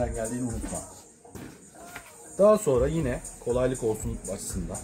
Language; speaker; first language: Turkish; native; Turkish